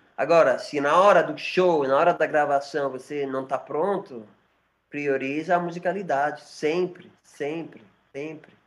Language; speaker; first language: Portuguese; non-native, fluent; Spanish